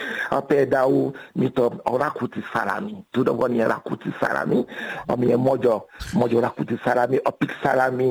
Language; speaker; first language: Hungarian; non-native, fluent; Yoruba